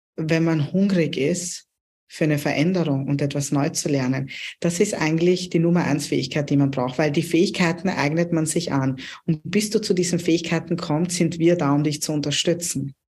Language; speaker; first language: German; non-native, fluent; Urdu